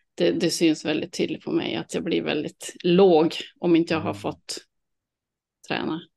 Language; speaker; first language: Swedish; native; Swedish